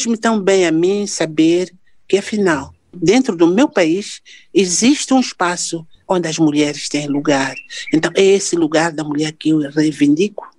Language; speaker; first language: Portuguese; non-native, local second language; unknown